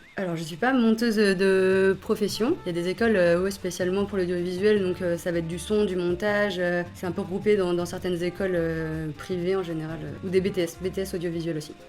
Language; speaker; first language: French; early bilingual, other home language; Vietnamese